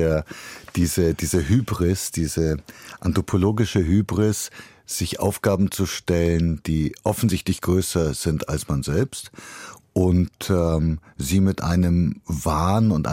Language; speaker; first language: German; early bilingual, other home language; Bulgarian